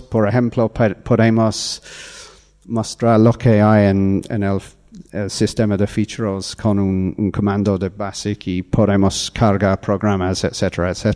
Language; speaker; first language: Spanish; non-native, fluent; English